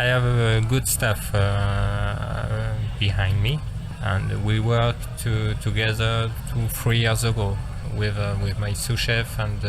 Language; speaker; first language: English; non-native, learner; French